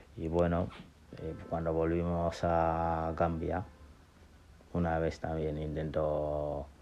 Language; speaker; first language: Spanish; non-native, fluent; Wolof